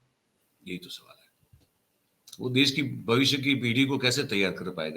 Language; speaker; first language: Hindi; non-native, local second language; Gujarati